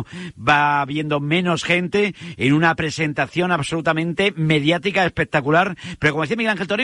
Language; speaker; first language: Spanish; native; Spanish